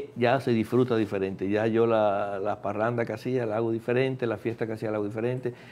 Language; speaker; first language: Spanish; native; Spanish